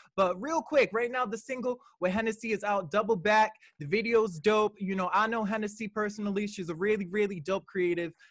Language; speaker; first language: English; native; English